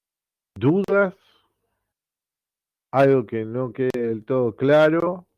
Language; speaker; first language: Spanish; native; Spanish